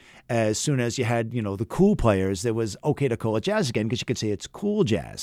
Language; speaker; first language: English; native; English